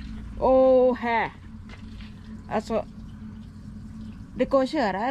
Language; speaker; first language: Swedish; non-native, learner; Thai